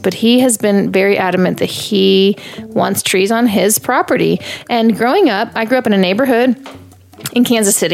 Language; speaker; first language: English; native; English